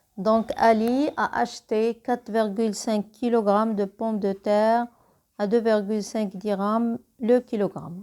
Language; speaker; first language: French; non-native, local second language; Arabic